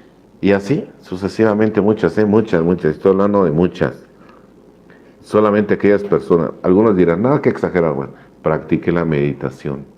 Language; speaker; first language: Spanish; native; Spanish